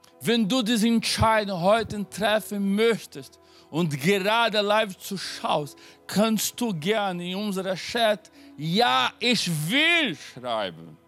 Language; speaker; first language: German; non-native, fluent; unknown